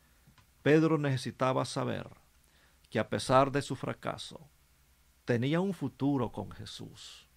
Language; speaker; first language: Spanish; native; Spanish